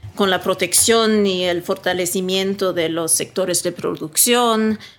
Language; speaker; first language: Spanish; early bilingual, heritage; Swedish